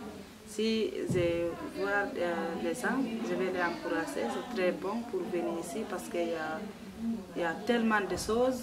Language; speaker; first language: French; non-native, learner; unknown